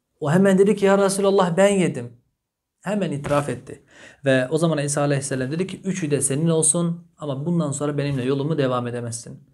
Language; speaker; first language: Turkish; early bilingual, heritage; Turkish